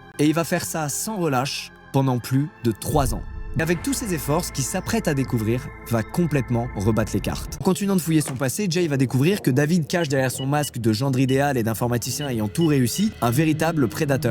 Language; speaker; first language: French; native; French